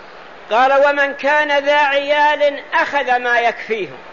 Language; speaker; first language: Arabic; native; Arabic